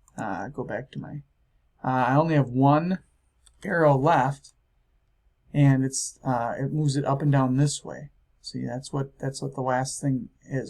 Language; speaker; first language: English; native; English